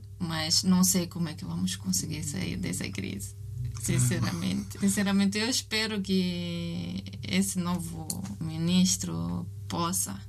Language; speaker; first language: Portuguese; non-native, fluent; Italian